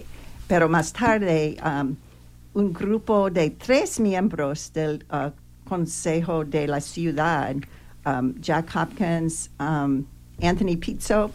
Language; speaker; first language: Spanish; non-native, learner; English